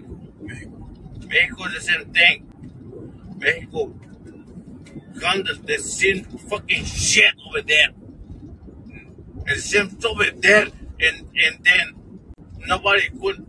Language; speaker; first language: English; non-native, learner; Spanish